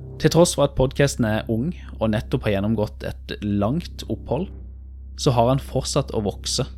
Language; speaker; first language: Norwegian; native; Norwegian